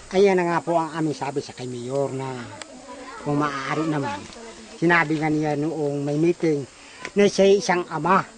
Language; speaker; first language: Filipino; non-native, local second language; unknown